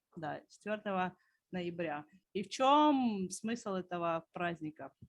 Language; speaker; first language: Russian; native; Russian